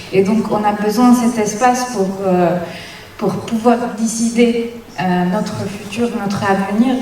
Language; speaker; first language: French; non-native, fluent; Arabic